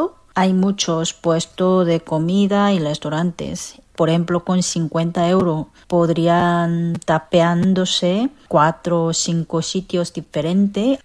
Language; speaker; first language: Spanish; non-native, fluent; Korean